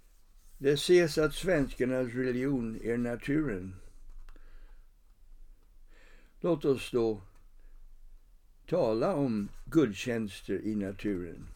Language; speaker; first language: Swedish; non-native, fluent; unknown